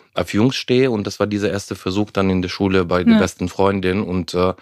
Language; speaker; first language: German; non-native, fluent; Ukrainian